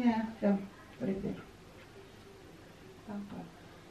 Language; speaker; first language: German; non-native, learner; Filipino